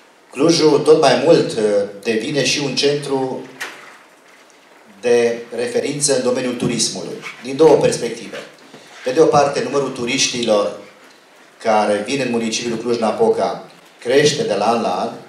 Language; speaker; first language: Romanian; native; Romanian